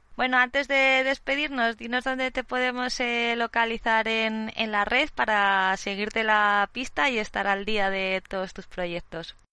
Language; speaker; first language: Spanish; native; Spanish